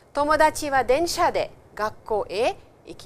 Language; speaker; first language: Japanese; non-native, learner; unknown